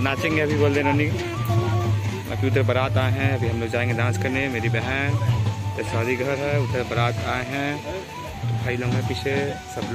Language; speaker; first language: Hindi; native; Hindi